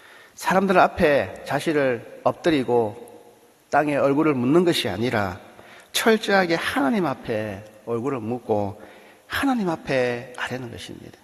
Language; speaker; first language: Korean; native; Korean